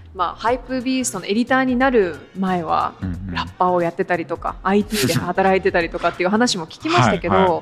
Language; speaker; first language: Japanese; non-native, fluent; English